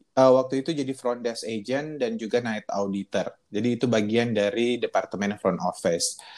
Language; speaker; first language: Indonesian; native; Indonesian